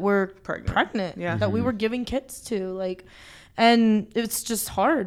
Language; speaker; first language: English; native; English